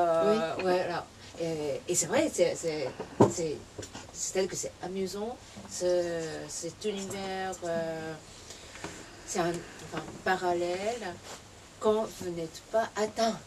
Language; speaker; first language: French; non-native, fluent; Japanese